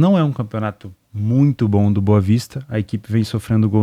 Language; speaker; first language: Portuguese; native; Portuguese